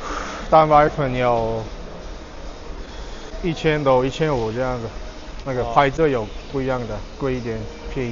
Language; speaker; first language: Chinese; non-native, fluent; Tajik